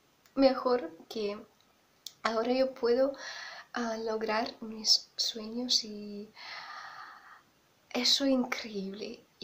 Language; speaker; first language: Spanish; non-native, fluent; Russian